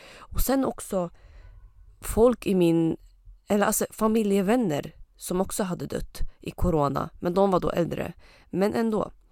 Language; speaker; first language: Swedish; early bilingual, other home language; Arabic